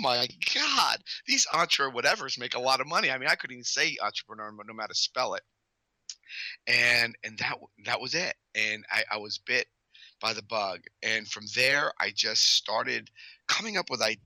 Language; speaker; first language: English; native; English